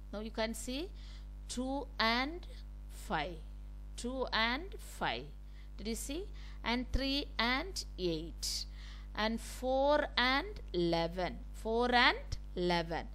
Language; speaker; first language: English; non-native, local second language; Tamil